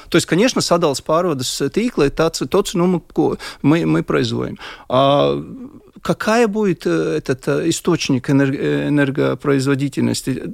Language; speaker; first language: Russian; non-native, local second language; Latvian